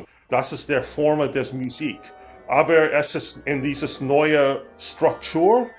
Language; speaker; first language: German; non-native, learner; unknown